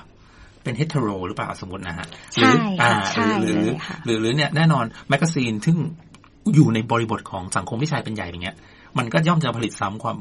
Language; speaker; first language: Thai; native; Thai